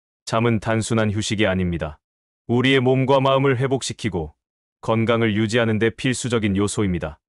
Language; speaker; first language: Korean; native; Korean